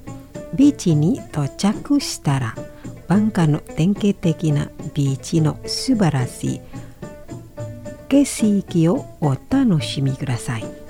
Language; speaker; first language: Japanese; non-native, fluent; Indonesian